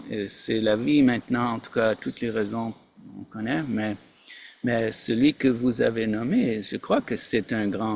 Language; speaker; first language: French; non-native, fluent; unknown